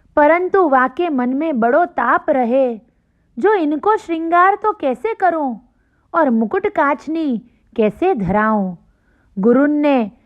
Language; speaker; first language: Hindi; non-native, local second language; Gujarati